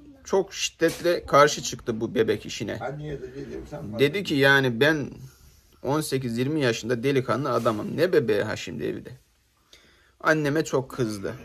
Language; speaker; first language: Turkish; native; Turkish